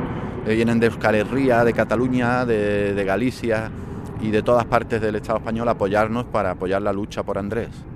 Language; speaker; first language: Spanish; native; Spanish